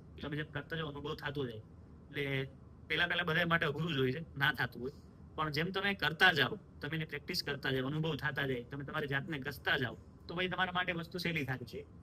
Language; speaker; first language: Gujarati; native; Gujarati